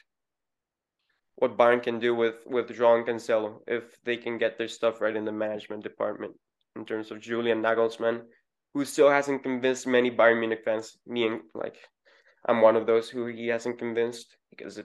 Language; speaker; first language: English; non-native, fluent; Spanish